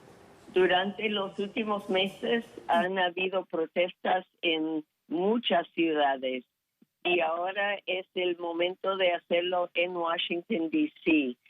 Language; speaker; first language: Spanish; non-native, fluent; English